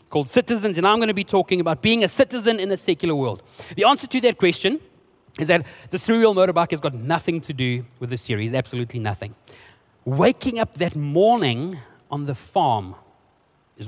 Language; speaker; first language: English; non-native, local second language; Afrikaans